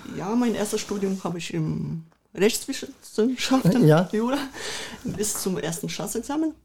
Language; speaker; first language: German; early bilingual, other home language; Russian